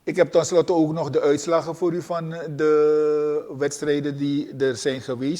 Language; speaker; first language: Dutch; native; Dutch